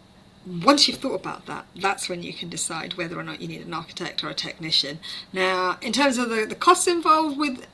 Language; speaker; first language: English; native; English